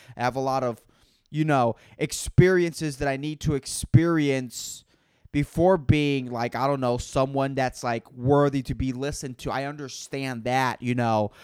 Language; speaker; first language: English; non-native, fluent; Spanish